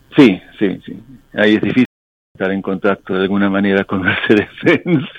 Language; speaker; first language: Spanish; non-native, local second language; English